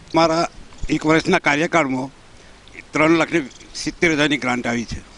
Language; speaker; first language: Gujarati; native; Gujarati